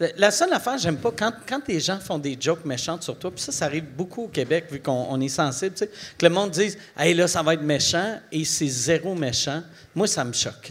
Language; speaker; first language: French; native; French